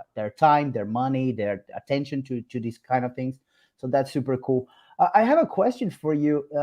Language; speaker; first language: English; non-native, fluent; Portuguese